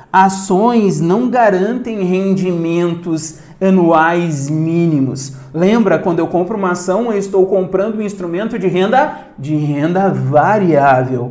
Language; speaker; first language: Portuguese; native; Portuguese